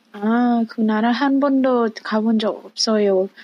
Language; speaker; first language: Korean; non-native, learner; English